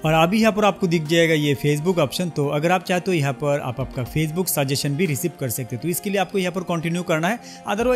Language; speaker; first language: Hindi; non-native, local second language; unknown